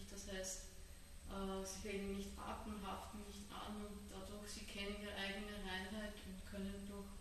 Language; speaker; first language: German; native; German